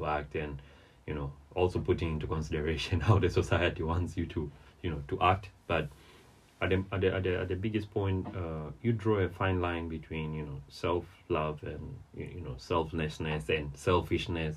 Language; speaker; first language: English; non-native, local second language; Swahili